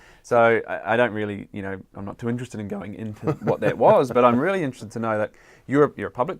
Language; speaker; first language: English; native; English